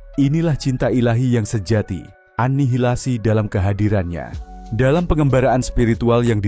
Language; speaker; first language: Indonesian; native; Indonesian